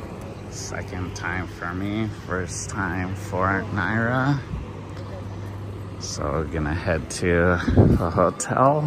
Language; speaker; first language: English; non-native, fluent; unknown